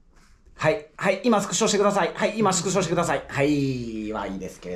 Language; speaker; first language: Japanese; native; Japanese